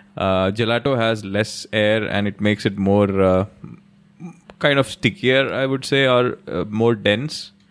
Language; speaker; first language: English; non-native, local second language; Hindi